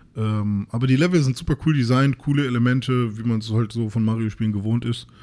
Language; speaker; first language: German; native; German